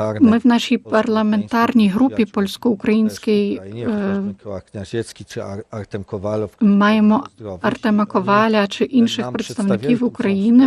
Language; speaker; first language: Ukrainian; non-native, fluent; Polish